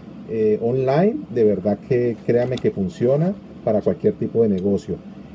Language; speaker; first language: Spanish; native; Spanish